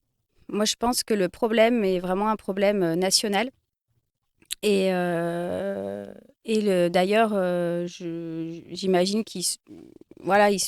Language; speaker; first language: French; native; French